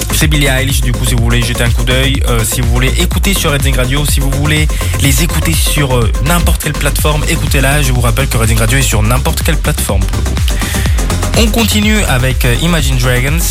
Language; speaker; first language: French; non-native, fluent; Portuguese